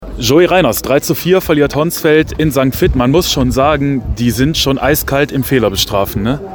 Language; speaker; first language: German; native; German